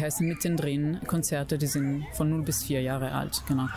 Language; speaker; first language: German; non-native, fluent; Italian